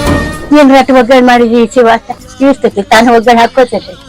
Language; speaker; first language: Kannada; native; Kannada